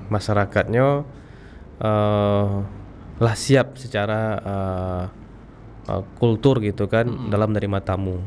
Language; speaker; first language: Indonesian; non-native, local second language; Minangkabau